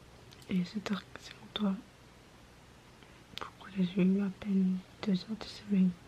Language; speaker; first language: French; early bilingual, other home language; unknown